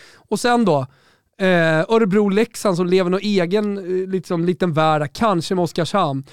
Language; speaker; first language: Swedish; native; Swedish